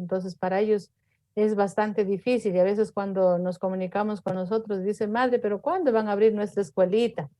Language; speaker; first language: Spanish; native; Spanish